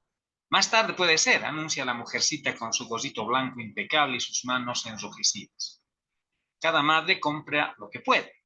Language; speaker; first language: Spanish; native; Spanish